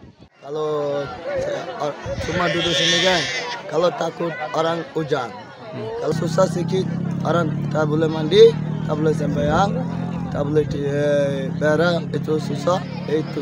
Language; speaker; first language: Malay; non-native, learner; Rohingya